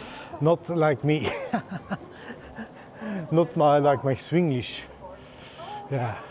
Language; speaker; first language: English; non-native, fluent; Swedish